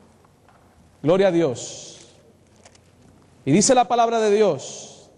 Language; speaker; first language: Spanish; native; Spanish